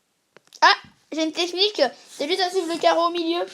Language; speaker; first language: French; native; French